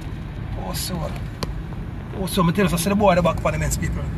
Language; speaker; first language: English; native; English